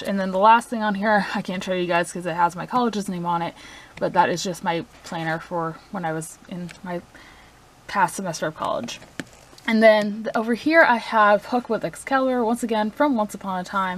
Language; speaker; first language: English; native; English